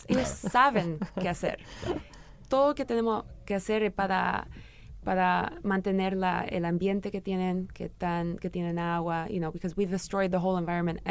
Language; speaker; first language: Spanish; early bilingual, heritage; English